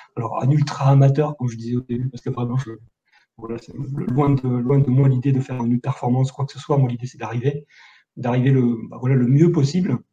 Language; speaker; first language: French; native; French